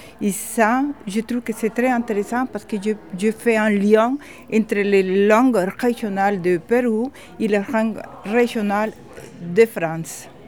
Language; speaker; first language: French; non-native, fluent; Spanish